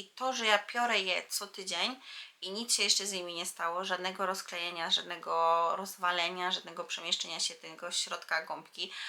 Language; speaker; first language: Polish; native; Polish